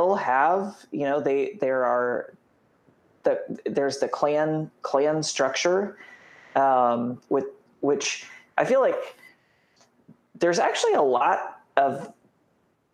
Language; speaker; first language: English; native; English